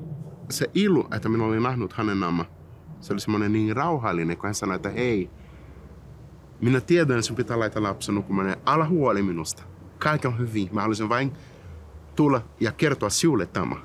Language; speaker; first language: Finnish; early bilingual, heritage; Finnish